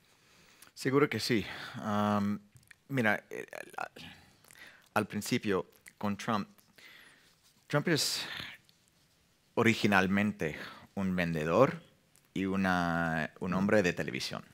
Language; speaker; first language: Spanish; non-native, fluent; English